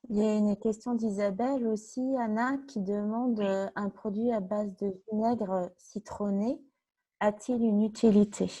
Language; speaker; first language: French; native; French